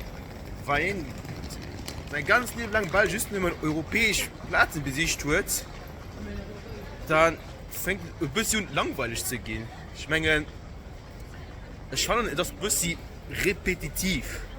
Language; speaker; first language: German; non-native, local second language; Luxembourgish